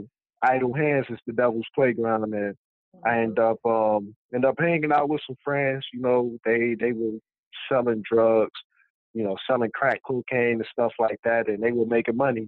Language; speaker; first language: English; native; English